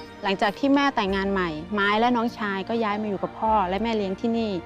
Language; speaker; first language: Thai; native; Thai